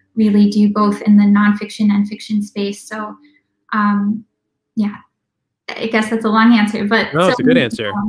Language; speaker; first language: English; native; English